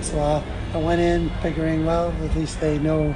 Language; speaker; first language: English; native; English